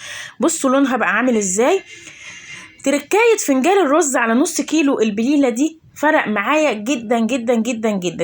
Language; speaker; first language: Arabic; native; Arabic